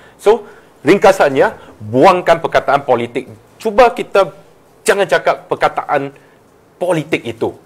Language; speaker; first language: Malay; non-native, local second language; Chinese